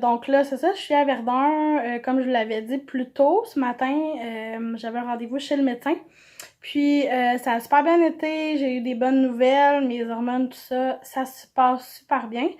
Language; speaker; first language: French; native; French